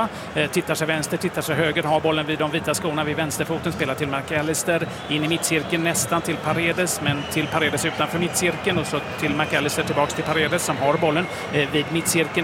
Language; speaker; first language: Swedish; native; Swedish